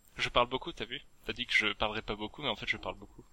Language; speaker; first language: French; native; French